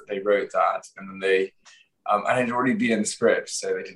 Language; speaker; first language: English; native; English